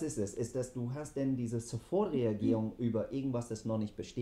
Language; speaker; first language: German; non-native, fluent; English